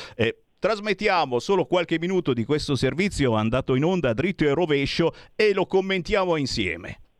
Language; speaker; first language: Italian; native; Italian